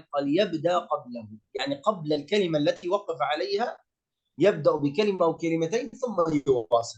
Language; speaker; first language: Arabic; native; Arabic